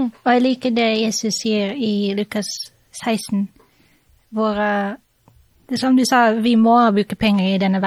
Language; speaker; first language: Norwegian; non-native, fluent; English